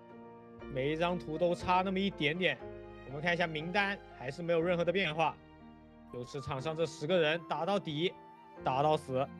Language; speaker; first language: Chinese; native; Chinese